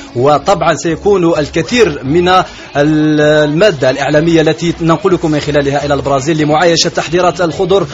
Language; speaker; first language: Arabic; native; Arabic